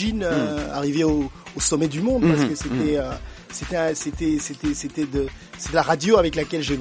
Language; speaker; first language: French; non-native, local second language; Lingala